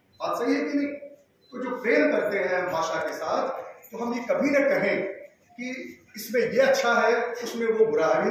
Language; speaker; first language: Hindi; native; Hindi